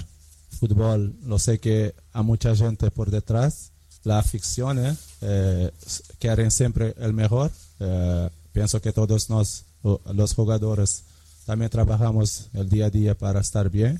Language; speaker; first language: Portuguese; non-native, local second language; Kabuverdianu